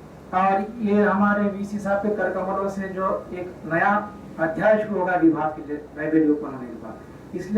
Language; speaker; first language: Hindi; native; Hindi